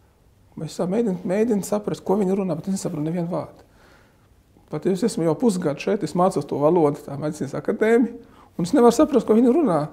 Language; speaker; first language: Latvian; non-native, fluent; Arabic